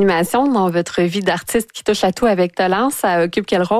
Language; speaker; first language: French; native; French